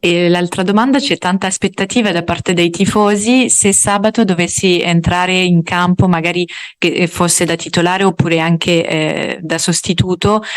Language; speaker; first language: Italian; native; Italian